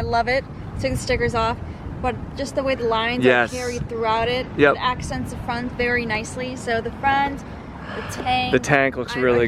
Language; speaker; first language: English; native; English